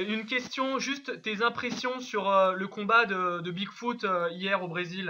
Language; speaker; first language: French; native; French